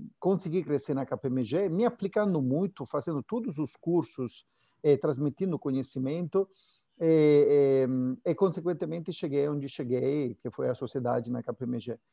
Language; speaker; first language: Portuguese; non-native, fluent; Italian